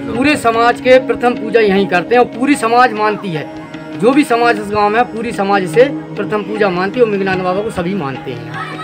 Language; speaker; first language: Hindi; native; Hindi